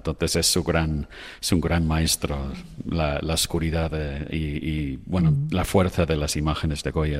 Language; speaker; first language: Spanish; non-native, fluent; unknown